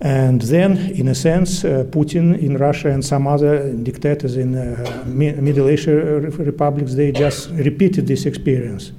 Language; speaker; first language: English; early bilingual, other home language; Russian